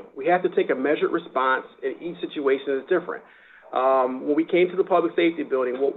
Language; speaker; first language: English; native; English